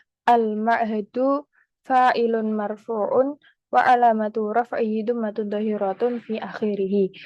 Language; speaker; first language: Arabic; non-native, learner; Indonesian